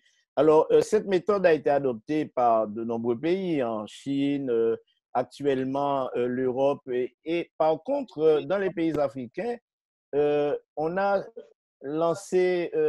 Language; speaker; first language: French; native; French